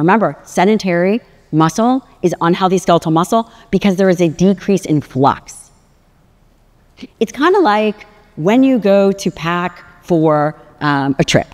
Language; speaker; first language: English; native; English